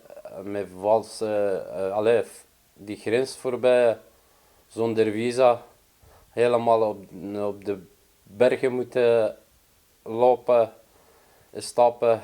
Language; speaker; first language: Dutch; non-native, learner; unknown